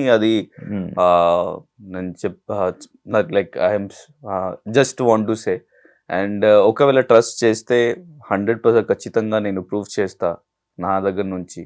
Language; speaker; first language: Telugu; non-native, learner; Hindi